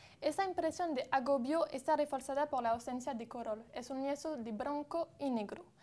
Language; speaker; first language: Spanish; non-native, fluent; French